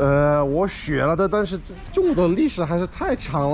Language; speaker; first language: Chinese; non-native, fluent; English